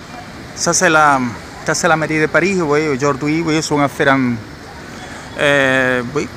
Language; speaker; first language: French; non-native, learner; Spanish